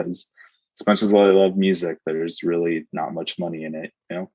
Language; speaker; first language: English; native; English